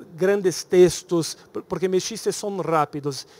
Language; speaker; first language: Spanish; non-native, learner; Portuguese